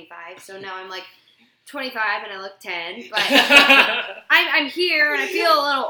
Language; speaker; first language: English; native; English